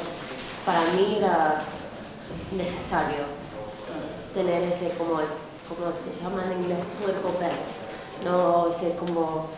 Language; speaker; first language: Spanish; non-native, fluent; English